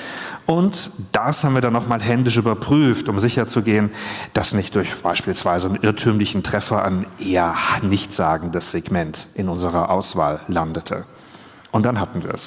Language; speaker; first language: German; native; German